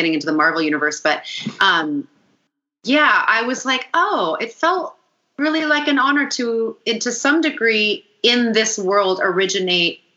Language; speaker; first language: English; early bilingual, other home language; Italian